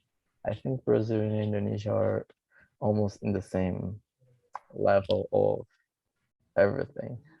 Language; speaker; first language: English; non-native, fluent; Portuguese